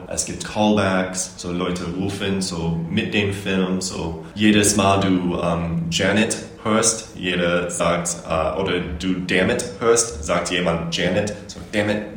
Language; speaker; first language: German; non-native, learner; English